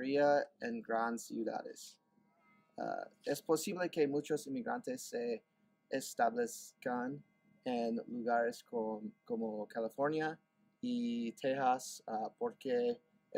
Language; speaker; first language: Spanish; non-native, learner; English